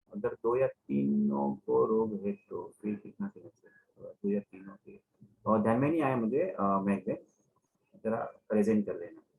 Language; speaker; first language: Hindi; non-native, local second language; Gujarati